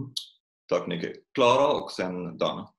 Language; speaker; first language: Swedish; non-native, fluent; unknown